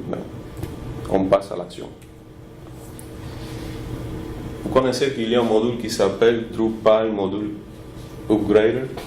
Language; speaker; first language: French; non-native, fluent; Spanish